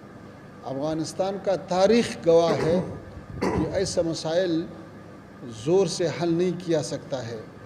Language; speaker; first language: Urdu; non-native, fluent; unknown